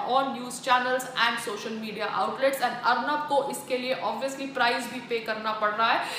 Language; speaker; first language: Hindi; native; Hindi